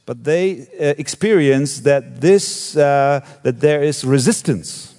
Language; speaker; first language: English; non-native, fluent; German